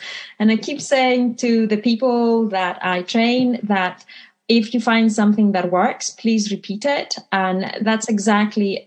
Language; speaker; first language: English; non-native, fluent; Greek